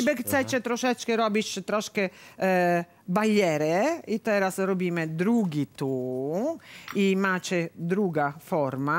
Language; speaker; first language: Polish; non-native, learner; Italian